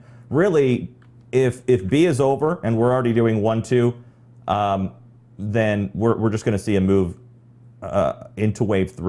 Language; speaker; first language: English; native; English